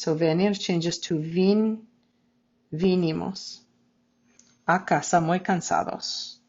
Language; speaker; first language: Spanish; non-native, fluent; English